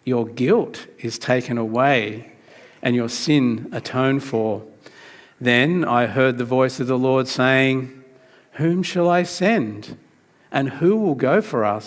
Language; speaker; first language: English; native; English